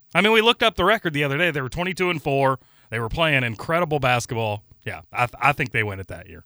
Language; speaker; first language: English; native; English